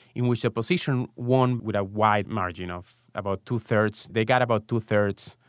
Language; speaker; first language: English; non-native, fluent; Spanish